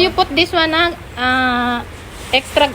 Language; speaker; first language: English; non-native, learner; Filipino